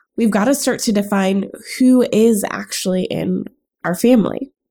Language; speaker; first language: English; native; English